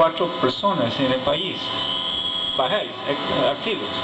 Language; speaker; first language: Spanish; non-native, fluent; English